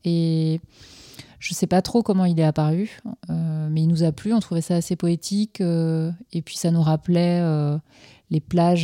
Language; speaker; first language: French; native; French